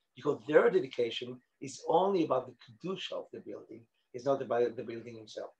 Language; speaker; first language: English; non-native, fluent; Hebrew